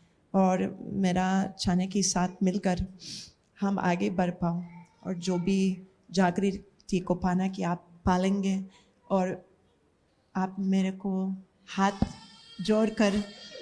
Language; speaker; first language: Hindi; non-native, learner; English